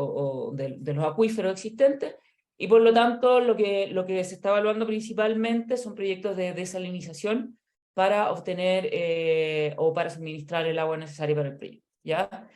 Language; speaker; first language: Spanish; native; Spanish